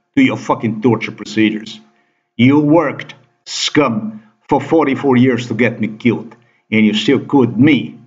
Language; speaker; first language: English; non-native, fluent; Slovenian